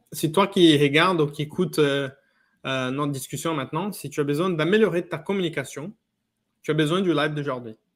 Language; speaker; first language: French; non-native, fluent; Portuguese